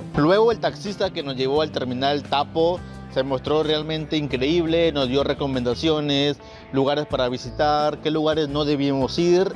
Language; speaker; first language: Spanish; native; Spanish